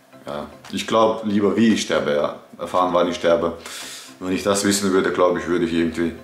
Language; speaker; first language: German; early bilingual, other home language; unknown